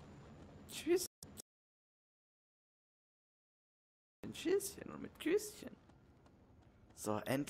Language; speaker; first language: German; native; German